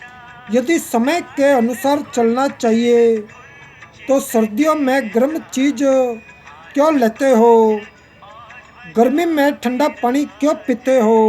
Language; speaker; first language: Hindi; native; Hindi